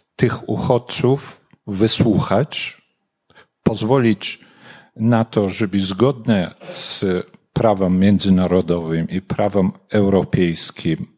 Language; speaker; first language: Polish; non-native, fluent; Kurdish